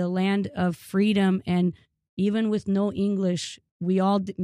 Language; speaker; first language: English; early bilingual, other home language; Ukrainian